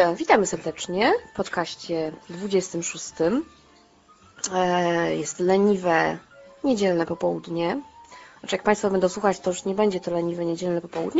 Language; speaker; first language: Polish; native; Polish